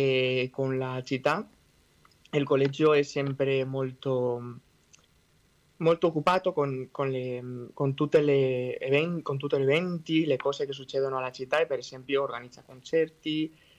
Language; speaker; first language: Italian; non-native, fluent; Spanish